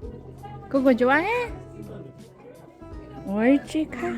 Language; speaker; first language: Korean; non-native, learner; Cebuano